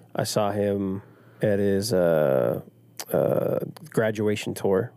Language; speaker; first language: English; native; English